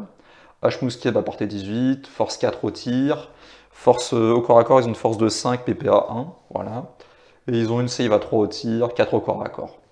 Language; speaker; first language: French; native; French